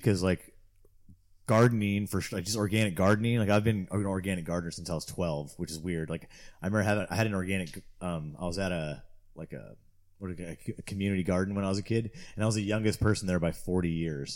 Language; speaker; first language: English; native; English